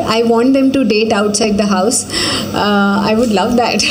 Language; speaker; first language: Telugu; non-native, learner; Hindi